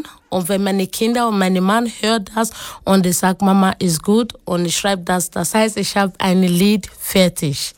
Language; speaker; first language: German; non-native, learner; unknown